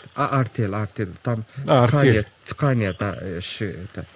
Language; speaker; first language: Russian; non-native, local second language; Azerbaijani